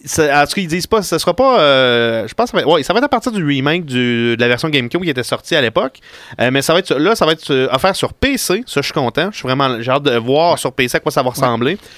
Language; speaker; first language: French; native; French